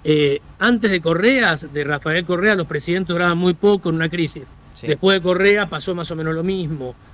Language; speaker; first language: Spanish; native; Spanish